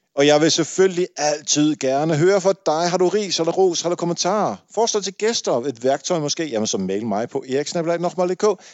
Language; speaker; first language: Danish; early bilingual, other home language; Dutch